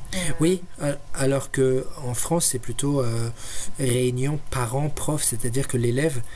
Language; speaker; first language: French; native; French